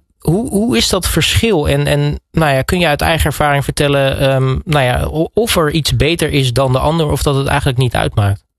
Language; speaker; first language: Dutch; native; Dutch